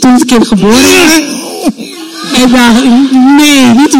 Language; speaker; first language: Dutch; non-native, local second language; Papiamento